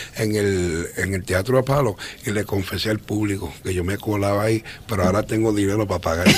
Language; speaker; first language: Spanish; early bilingual, heritage; Spanish